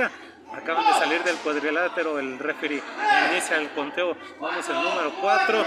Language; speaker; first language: Spanish; native; Spanish